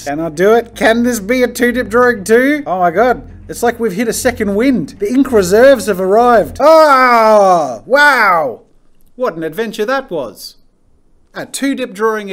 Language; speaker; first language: English; native; English